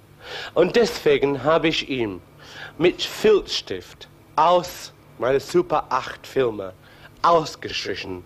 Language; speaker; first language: German; non-native, fluent; English